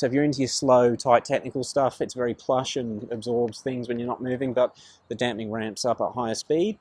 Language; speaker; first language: English; native; English